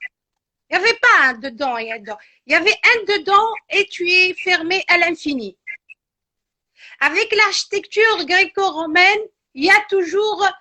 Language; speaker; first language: French; non-native, local second language; Arabic